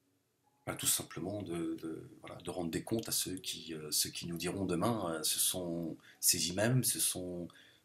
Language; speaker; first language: French; native; French